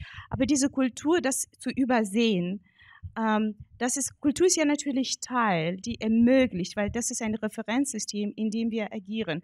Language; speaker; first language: German; non-native, fluent; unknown